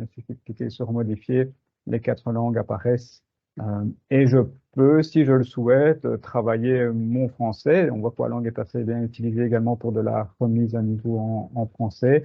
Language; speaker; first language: French; native; French